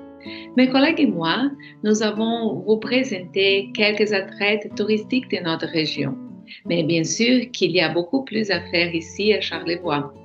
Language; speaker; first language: French; non-native, learner; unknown